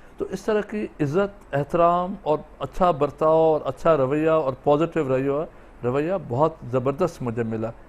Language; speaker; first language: Urdu; non-native, local second language; Sindhi